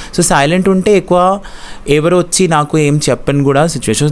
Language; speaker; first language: Telugu; non-native, local second language; Bangla